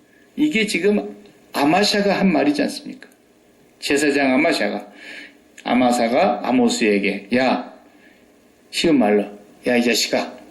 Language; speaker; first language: Korean; native; Korean